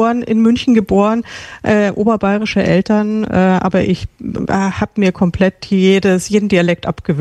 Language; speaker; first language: German; native; German